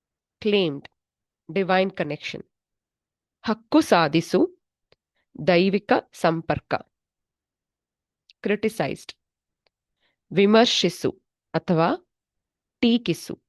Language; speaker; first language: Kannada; native; Kannada